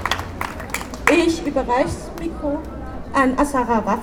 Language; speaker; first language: German; early bilingual, other home language; Turkish